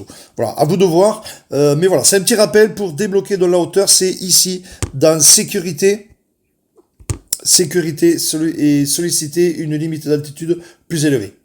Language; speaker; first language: French; native; French